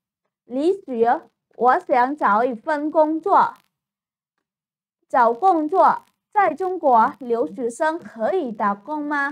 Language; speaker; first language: Chinese; non-native, fluent; Khmer